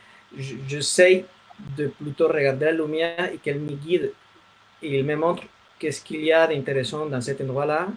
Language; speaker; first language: French; non-native, fluent; Spanish